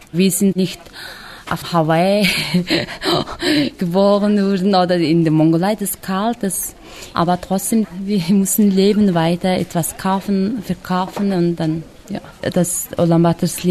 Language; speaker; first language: German; non-native, learner; Mongolian